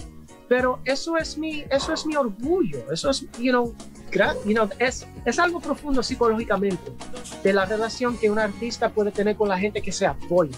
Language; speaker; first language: Spanish; early bilingual, heritage; English